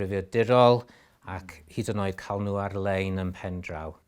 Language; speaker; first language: Welsh; native; Welsh